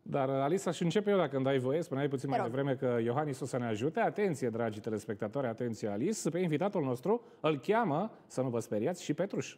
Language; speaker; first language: Romanian; native; Romanian